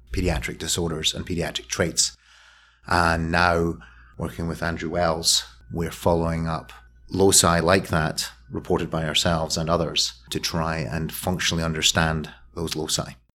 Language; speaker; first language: English; native; English